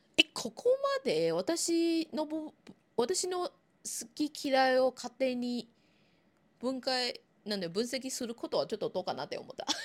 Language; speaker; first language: Japanese; non-native, fluent; Chinese